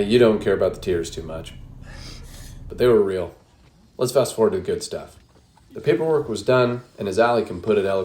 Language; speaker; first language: English; native; English